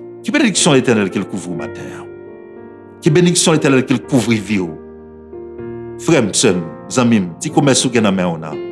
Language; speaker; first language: French; non-native, local second language; Haitian Creole